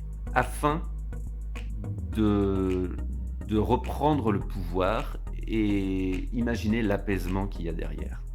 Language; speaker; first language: French; native; French